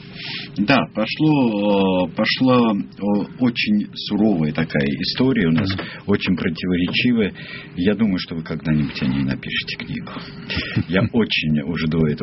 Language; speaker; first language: Russian; native; Russian